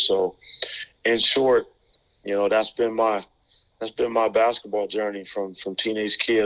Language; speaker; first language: English; native; English